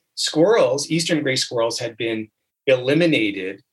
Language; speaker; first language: English; native; English